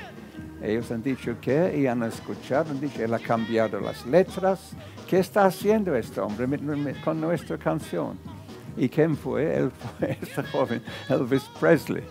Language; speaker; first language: Spanish; non-native, fluent; English